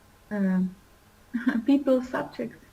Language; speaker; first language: English; non-native, learner; Russian